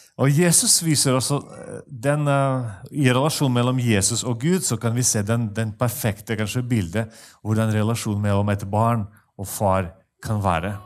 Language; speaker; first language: Norwegian; non-native, fluent; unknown